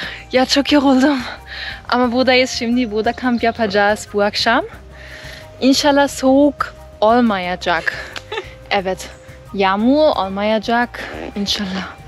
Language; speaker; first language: Turkish; non-native, learner; German